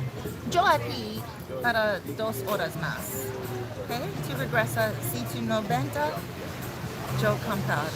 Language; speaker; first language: Spanish; non-native, learner; English